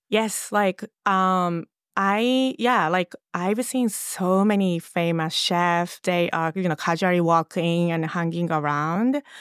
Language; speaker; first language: English; non-native, fluent; Japanese